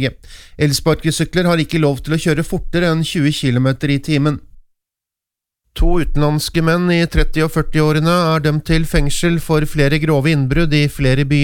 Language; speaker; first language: Norwegian; native; Norwegian